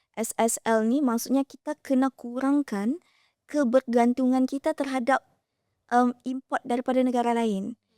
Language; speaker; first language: Malay; native; Malay